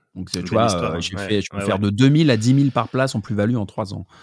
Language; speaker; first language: French; native; French